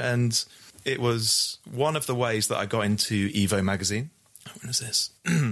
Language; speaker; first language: English; native; English